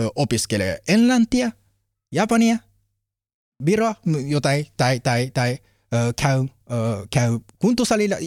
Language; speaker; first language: Finnish; non-native, fluent; Japanese